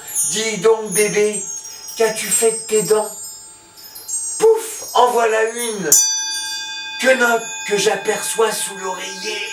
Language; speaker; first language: French; native; French